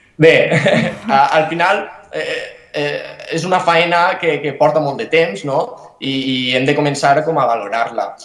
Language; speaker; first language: Catalan; native; Catalan